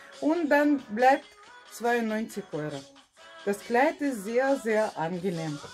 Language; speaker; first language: German; non-native, fluent; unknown